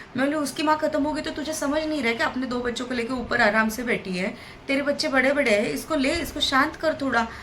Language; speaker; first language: Hindi; non-native, local second language; Marathi